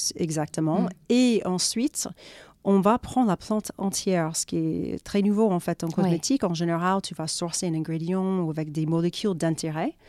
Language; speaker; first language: French; non-native, fluent; English